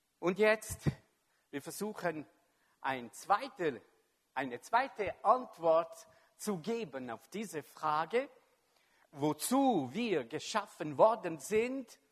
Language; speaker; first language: German; non-native, local second language; Italian